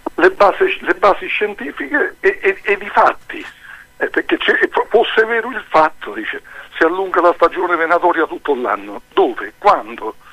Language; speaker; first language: Italian; native; Italian